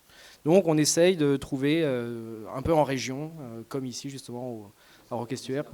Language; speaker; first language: French; native; French